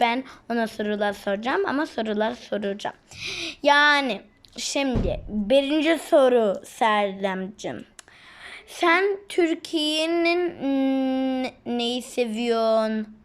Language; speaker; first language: Turkish; non-native, learner; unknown